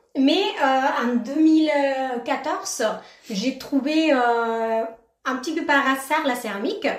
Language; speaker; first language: French; non-native, fluent; Spanish